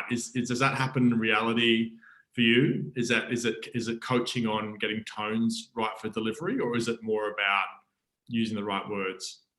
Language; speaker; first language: English; native; English